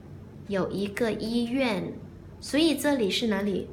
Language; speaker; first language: Chinese; non-native, learner; Thai